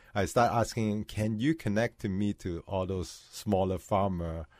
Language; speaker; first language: English; non-native, local second language; Cantonese